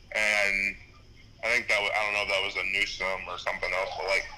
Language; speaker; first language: English; native; English